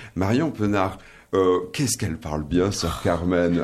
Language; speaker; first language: French; native; French